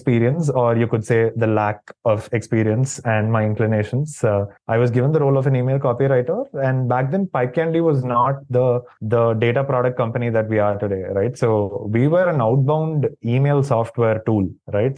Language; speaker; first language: English; non-native, local second language; Tamil